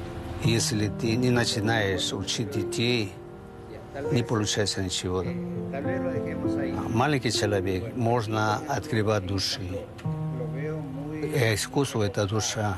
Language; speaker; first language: Russian; non-native, learner; Spanish